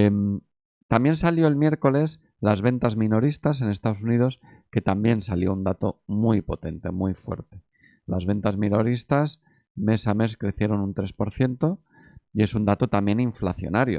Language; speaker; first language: Spanish; native; Spanish